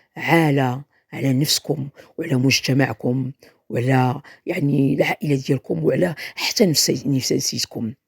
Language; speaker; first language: Arabic; native; Arabic